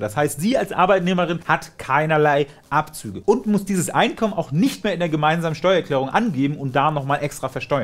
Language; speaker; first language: German; native; German